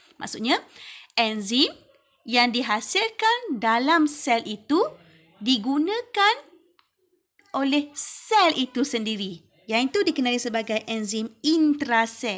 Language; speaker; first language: Malay; native; Malay